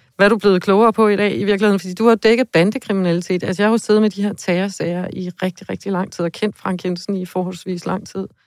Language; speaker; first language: Danish; native; Danish